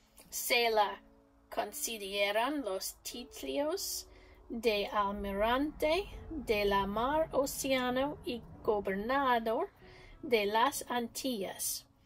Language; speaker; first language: Spanish; non-native, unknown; English